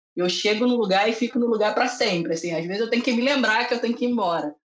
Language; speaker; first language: Portuguese; native; Portuguese